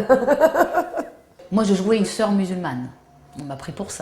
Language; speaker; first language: French; early bilingual, other home language; Arabic